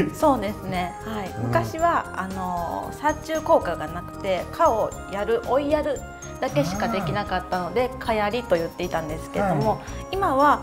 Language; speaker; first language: Japanese; native; Japanese